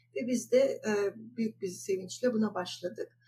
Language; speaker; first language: Turkish; native; Turkish